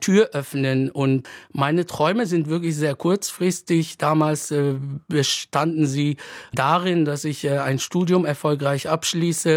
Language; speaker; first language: German; non-native, fluent; Arabic